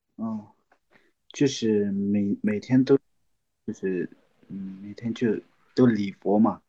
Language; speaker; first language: Chinese; non-native, local second language; Tibetan